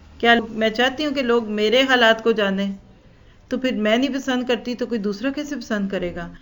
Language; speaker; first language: Urdu; native; Urdu